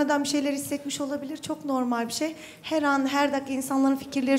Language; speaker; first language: Turkish; native; Turkish